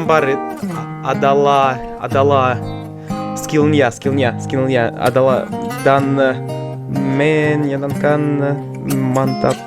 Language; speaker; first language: Indonesian; non-native, learner; English